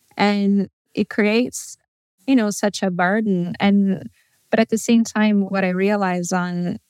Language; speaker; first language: English; non-native, fluent; Portuguese